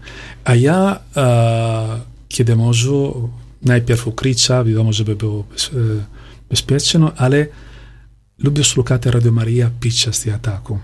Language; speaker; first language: Polish; non-native, learner; Italian